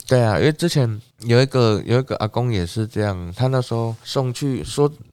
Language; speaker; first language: Chinese; native; Chinese